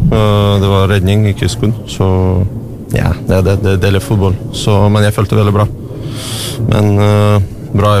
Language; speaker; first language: Norwegian; non-native, learner; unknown